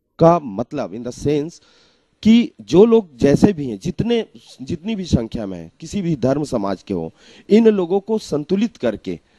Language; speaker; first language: Hindi; native; Hindi